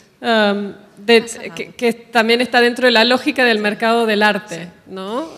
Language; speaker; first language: Spanish; native; Spanish